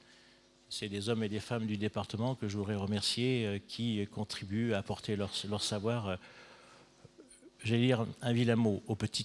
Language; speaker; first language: French; native; French